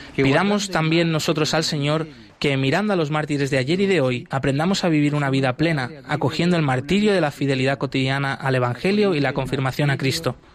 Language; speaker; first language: Spanish; native; Spanish